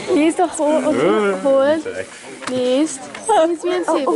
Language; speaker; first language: Hungarian; early bilingual, heritage; Hungarian